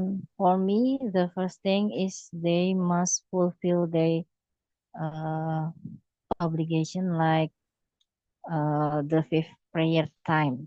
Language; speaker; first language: English; non-native, learner; Indonesian